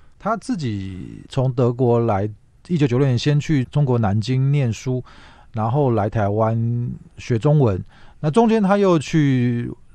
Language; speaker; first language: Chinese; native; Chinese